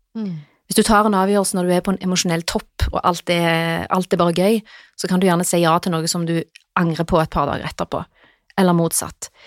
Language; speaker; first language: Norwegian; native; Norwegian